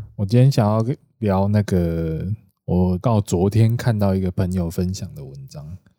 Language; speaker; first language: Chinese; native; Chinese